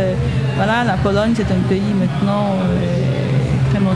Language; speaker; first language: French; non-native, fluent; Polish